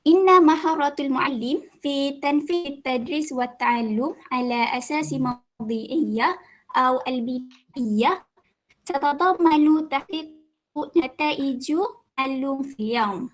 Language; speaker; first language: Arabic; non-native, learner; Malay